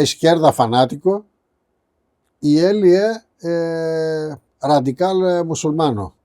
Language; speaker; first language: Portuguese; non-native, fluent; Greek